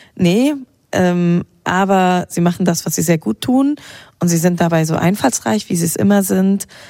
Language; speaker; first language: German; native; German